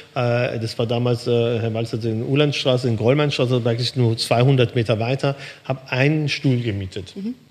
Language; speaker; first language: German; early bilingual, other home language; Persian